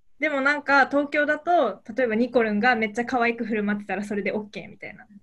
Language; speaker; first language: Japanese; native; Japanese